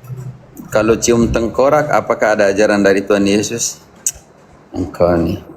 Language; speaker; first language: Indonesian; native; Indonesian